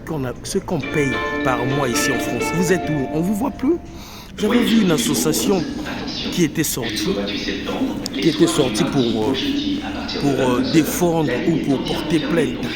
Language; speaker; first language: French; non-native, local second language; Lingala